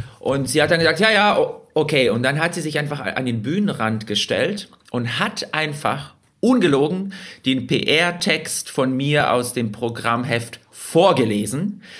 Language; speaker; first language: German; early bilingual, other home language; Russian